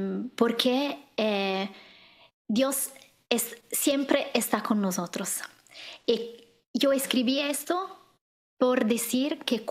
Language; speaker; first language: Spanish; non-native, learner; Italian